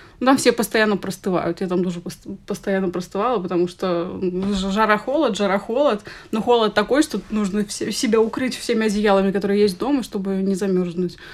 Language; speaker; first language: Russian; native; Russian